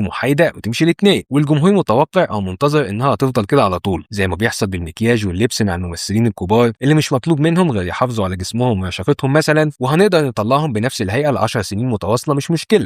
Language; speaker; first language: Arabic; native; Arabic